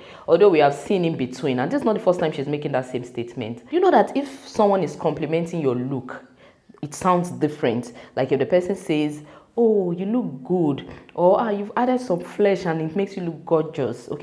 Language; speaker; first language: English; non-native, local second language; Yoruba